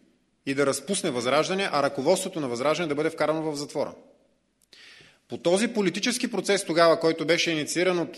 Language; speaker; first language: Bulgarian; native; Bulgarian